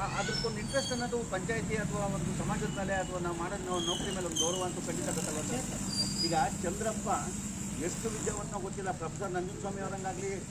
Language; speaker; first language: Kannada; native; Kannada